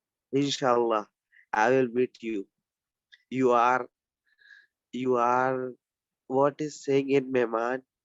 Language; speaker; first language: English; non-native, learner; Urdu